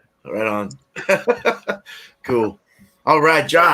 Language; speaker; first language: English; native; English